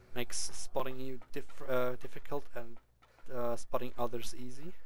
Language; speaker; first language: English; non-native, fluent; Swiss German